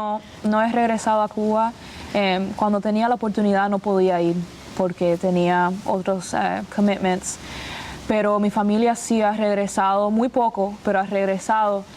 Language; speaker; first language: Spanish; early bilingual, other home language; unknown